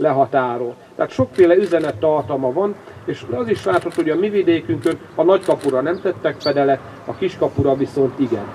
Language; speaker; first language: Hungarian; native; Hungarian